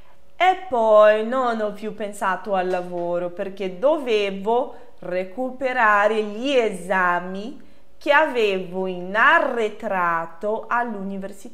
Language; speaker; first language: Italian; non-native, fluent; Portuguese